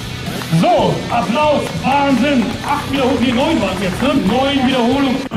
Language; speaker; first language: German; native; German